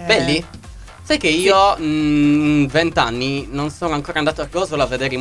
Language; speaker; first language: Italian; native; Italian